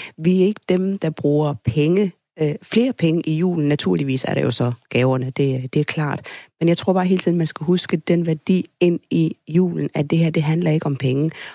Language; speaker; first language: Danish; early bilingual, other home language; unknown